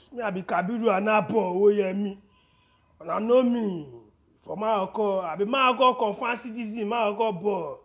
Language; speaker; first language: Nigerian Pidgin; non-native, local second language; Yoruba